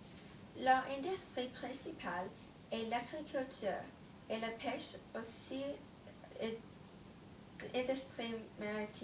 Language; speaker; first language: French; non-native, learner; English